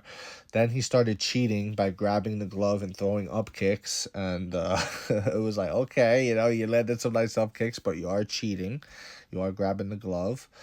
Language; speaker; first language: English; native; English